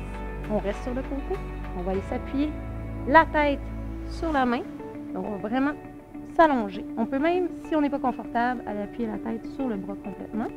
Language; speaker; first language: French; native; French